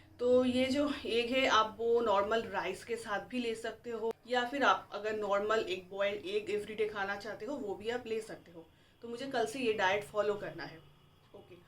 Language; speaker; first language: Hindi; non-native, local second language; Bangla